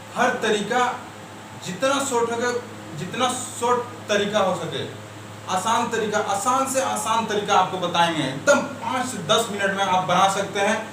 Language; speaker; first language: Hindi; native; Hindi